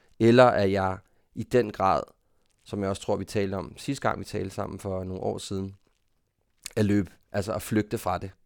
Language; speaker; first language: Danish; native; Danish